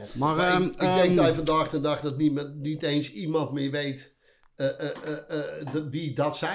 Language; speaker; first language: Dutch; native; Dutch